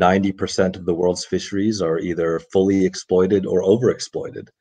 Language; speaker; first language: English; native; English